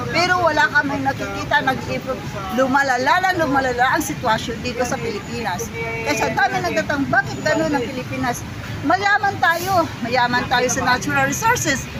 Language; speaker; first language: Filipino; non-native, local second language; Hiligaynon